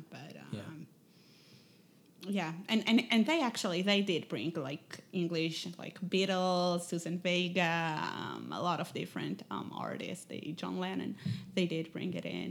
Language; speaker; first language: English; non-native, fluent; Hebrew